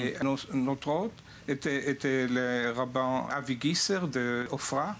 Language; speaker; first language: French; non-native, fluent; Hebrew